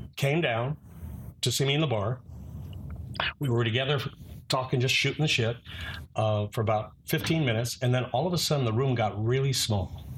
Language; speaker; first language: English; native; English